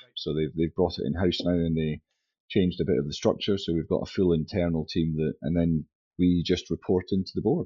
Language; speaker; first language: English; native; English